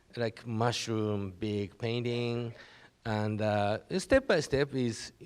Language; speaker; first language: English; non-native, learner; Japanese